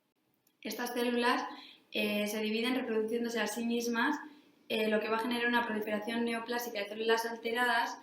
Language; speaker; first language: Spanish; native; Spanish